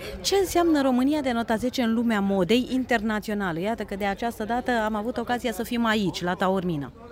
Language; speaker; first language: Romanian; native; Romanian